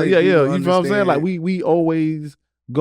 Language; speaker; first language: English; native; English